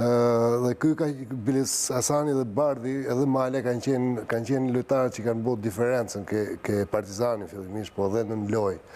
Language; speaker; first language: Albanian; native; Albanian